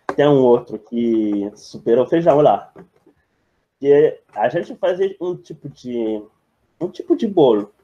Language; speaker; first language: Portuguese; non-native, fluent; French